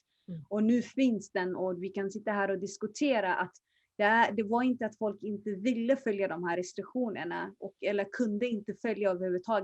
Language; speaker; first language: Swedish; early bilingual, other home language; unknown